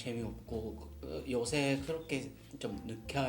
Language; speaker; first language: Korean; non-native, learner; Japanese